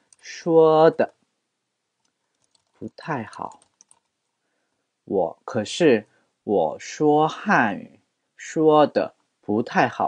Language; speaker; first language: Chinese; non-native, fluent; Korean